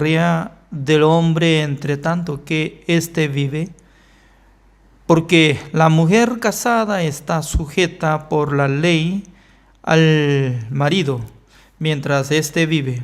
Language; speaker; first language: Spanish; non-native, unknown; Korean